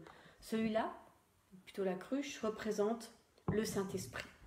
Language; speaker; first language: French; native; French